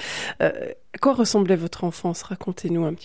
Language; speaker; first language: French; native; French